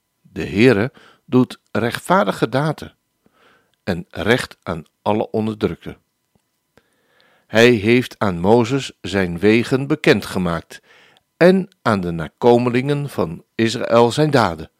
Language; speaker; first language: Dutch; native; Dutch